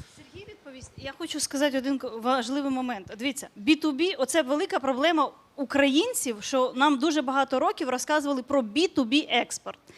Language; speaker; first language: Ukrainian; native; Ukrainian